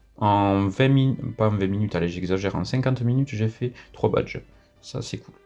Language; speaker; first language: French; native; French